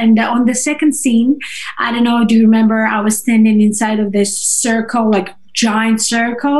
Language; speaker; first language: English; non-native, fluent; Russian